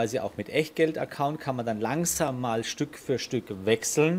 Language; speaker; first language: German; native; German